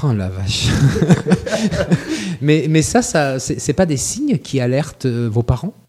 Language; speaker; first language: French; native; French